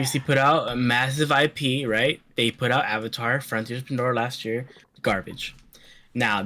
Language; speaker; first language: English; native; English